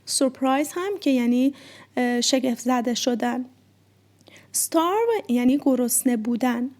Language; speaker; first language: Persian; native; Persian